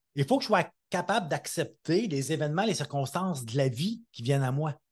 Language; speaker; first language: French; native; French